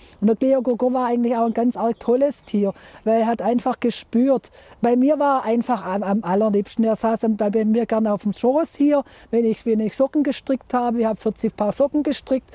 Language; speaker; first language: German; native; German